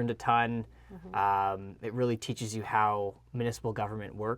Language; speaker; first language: English; native; English